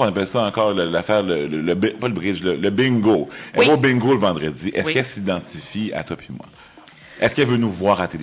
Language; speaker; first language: French; native; French